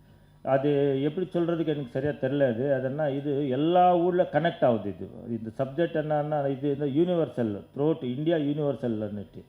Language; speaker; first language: Tamil; non-native, learner; Kannada